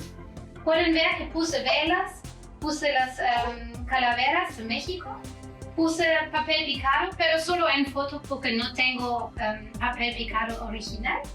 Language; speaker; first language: Spanish; non-native, fluent; German